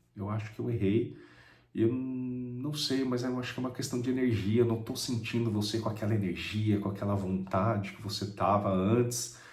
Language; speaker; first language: Portuguese; native; Portuguese